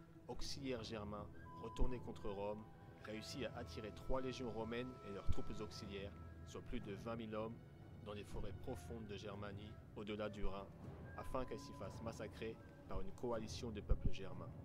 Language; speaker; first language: French; native; French